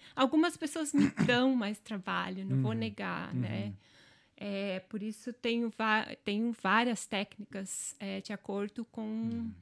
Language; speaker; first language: Portuguese; non-native, local second language; German